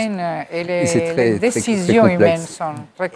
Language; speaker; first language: French; non-native, fluent; Albanian